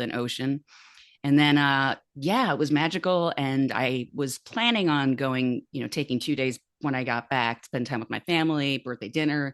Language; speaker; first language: English; native; English